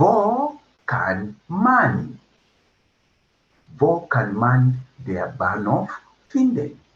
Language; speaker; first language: German; non-native, fluent; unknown